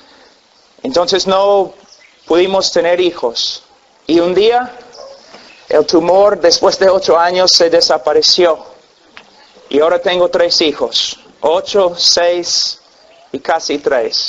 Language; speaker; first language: Spanish; non-native, fluent; English